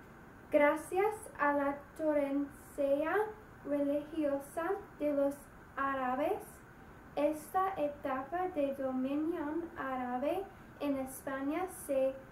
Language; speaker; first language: Spanish; non-native, learner; English